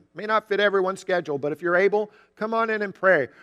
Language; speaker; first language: English; native; English